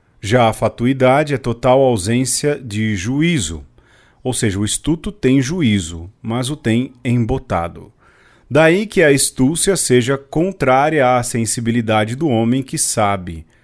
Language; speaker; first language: Portuguese; native; Portuguese